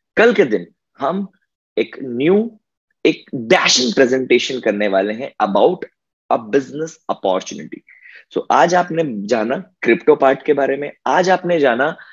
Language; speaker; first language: Hindi; native; Hindi